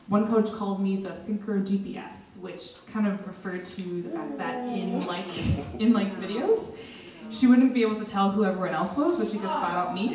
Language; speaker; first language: English; native; English